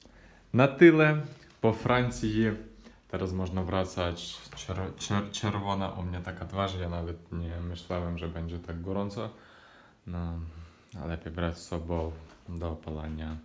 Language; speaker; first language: Polish; non-native, fluent; Ukrainian